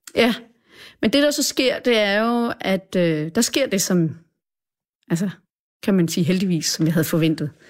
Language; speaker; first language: Danish; native; Danish